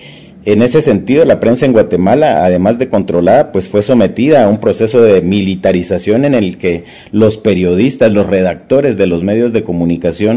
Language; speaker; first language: Spanish; native; Spanish